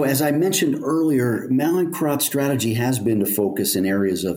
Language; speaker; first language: English; native; English